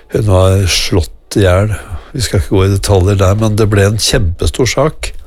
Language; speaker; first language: Norwegian; native; Norwegian